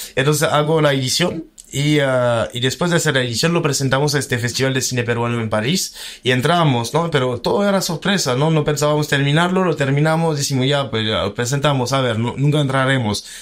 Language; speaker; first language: Spanish; early bilingual, heritage; French